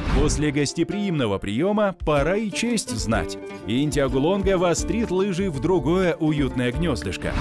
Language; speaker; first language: Russian; native; Russian